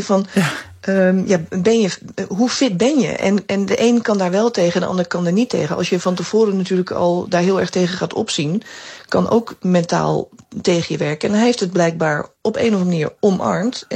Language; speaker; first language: Dutch; native; Dutch